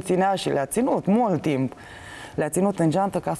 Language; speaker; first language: Romanian; native; Romanian